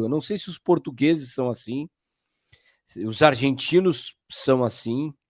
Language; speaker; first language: Portuguese; native; Portuguese